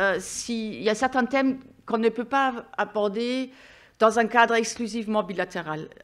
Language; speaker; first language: French; non-native, fluent; German